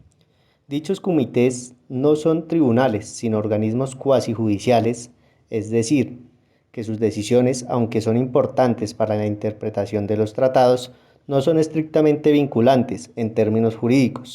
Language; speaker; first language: Spanish; native; Spanish